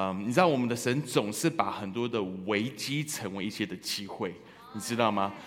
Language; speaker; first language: Chinese; early bilingual, heritage; Chinese